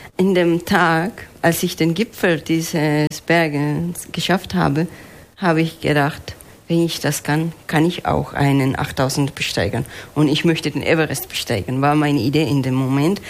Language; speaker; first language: German; non-native, fluent; Spanish